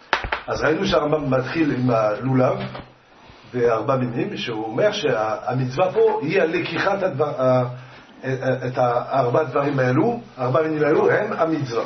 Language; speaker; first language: Hebrew; non-native, fluent; French